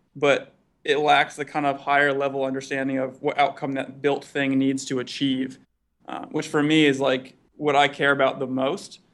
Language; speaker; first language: English; native; English